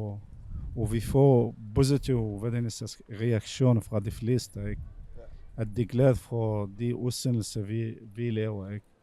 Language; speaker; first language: Danish; non-native, fluent; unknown